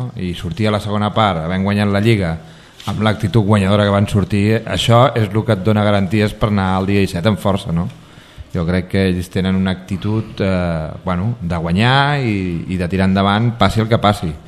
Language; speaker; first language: Catalan; native; Catalan